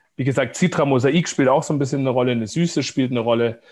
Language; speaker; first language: German; native; German